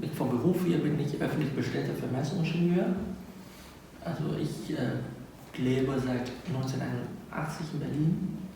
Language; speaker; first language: German; non-native, fluent; Vietnamese